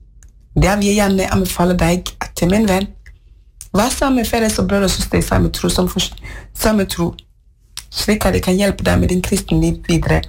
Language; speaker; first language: Swedish; non-native, learner; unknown